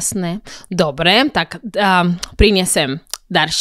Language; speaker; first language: Slovak; non-native, fluent; Spanish